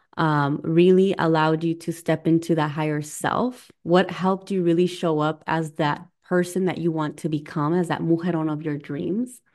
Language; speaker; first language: English; native; English